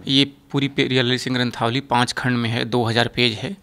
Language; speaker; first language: Hindi; native; Hindi